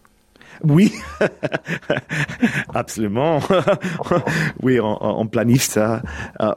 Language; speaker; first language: French; non-native, learner; English